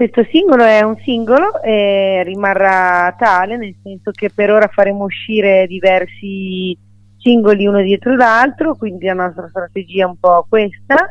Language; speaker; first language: Italian; native; Italian